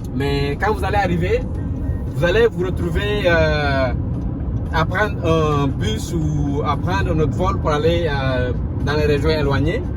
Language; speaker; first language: French; non-native, local second language; Wolof